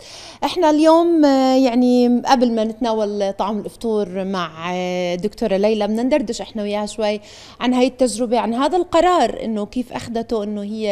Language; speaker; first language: Arabic; native; Arabic